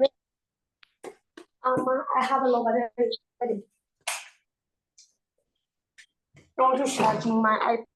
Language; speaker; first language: English; non-native, learner; Thai